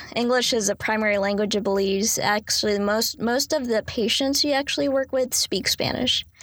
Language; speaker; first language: English; native; English